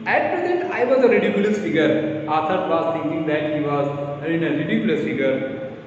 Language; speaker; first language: English; non-native, local second language; Hindi